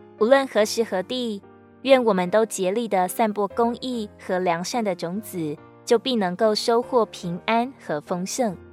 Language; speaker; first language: Chinese; native; Chinese